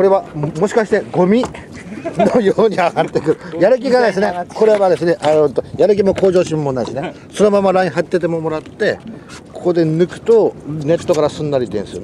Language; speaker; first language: Japanese; native; Japanese